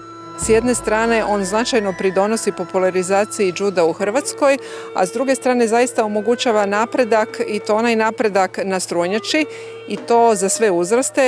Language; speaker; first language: Croatian; native; Croatian